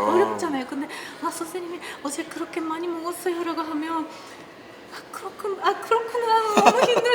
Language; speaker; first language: Korean; non-native, learner; Japanese